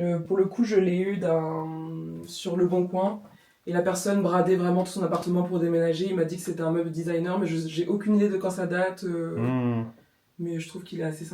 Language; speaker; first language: French; native; French